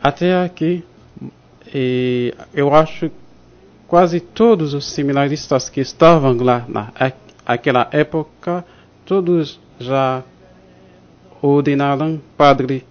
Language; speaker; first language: Portuguese; non-native, fluent; Haitian Creole